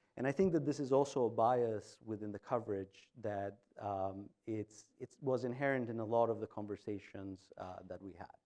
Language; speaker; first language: English; non-native, fluent; Albanian